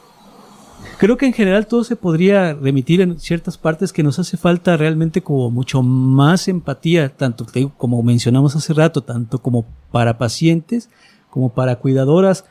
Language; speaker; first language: Spanish; native; Spanish